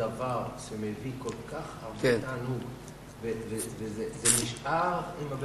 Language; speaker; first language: Hebrew; non-native, fluent; English